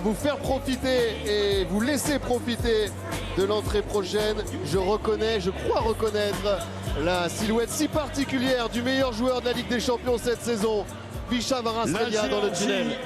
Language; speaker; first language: French; native; French